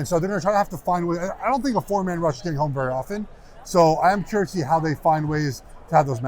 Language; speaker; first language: English; native; English